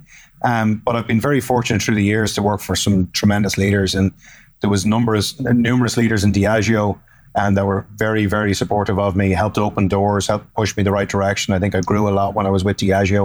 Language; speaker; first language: English; native; English